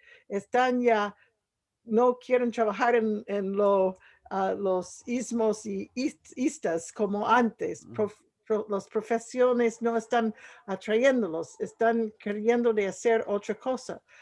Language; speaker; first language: Spanish; non-native, fluent; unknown